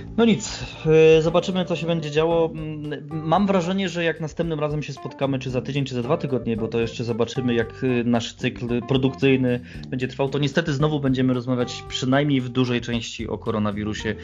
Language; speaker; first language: Polish; native; Polish